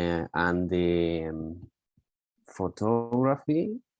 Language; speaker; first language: English; non-native, learner; Spanish